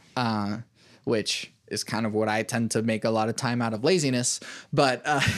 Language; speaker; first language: English; native; English